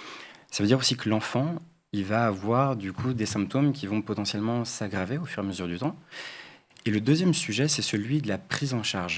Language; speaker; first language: French; native; French